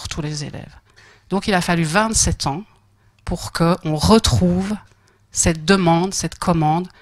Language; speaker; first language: French; native; French